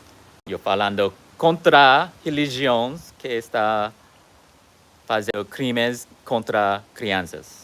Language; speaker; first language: Portuguese; non-native, learner; English